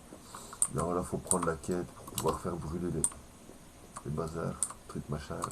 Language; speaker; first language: French; native; French